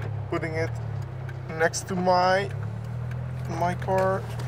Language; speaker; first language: English; non-native, fluent; Dutch